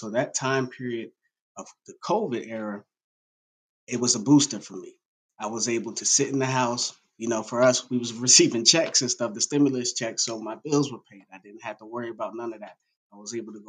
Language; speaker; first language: English; native; English